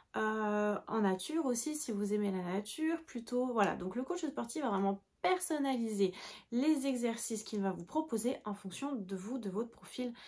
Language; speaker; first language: French; native; French